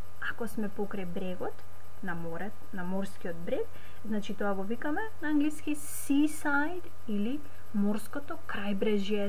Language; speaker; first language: Macedonian; native; Macedonian